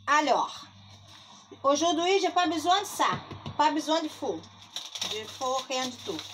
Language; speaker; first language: French; non-native, learner; Portuguese